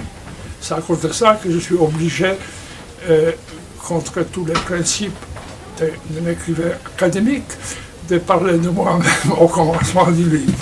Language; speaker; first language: French; non-native, fluent; Polish